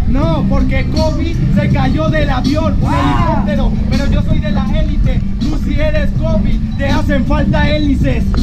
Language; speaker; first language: Spanish; native; Spanish